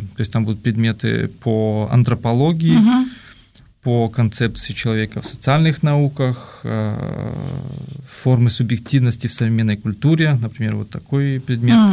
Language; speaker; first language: Russian; native; Russian